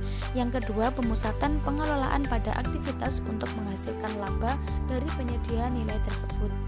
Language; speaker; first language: Indonesian; native; Indonesian